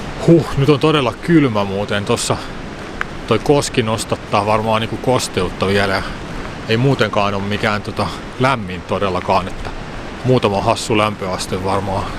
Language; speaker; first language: Finnish; native; Finnish